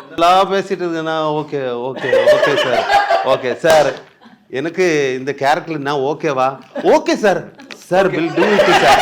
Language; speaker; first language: Tamil; non-native, learner; Malayalam